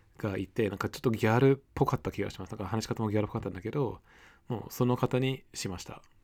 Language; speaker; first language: Japanese; non-native, fluent; English